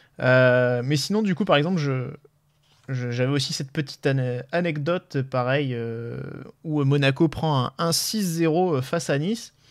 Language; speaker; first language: French; native; French